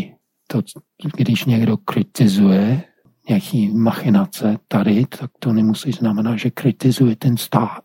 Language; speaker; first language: Czech; non-native, fluent; English